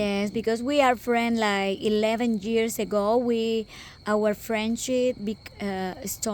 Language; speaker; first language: English; non-native, local second language; Spanish